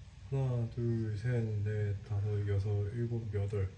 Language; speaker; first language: Korean; non-native, learner; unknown